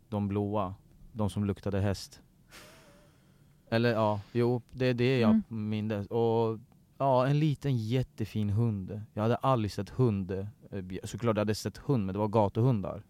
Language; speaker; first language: Swedish; early bilingual, other home language; Persian